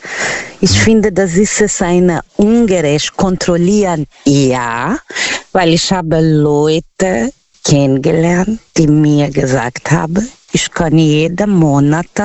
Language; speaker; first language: German; non-native, learner; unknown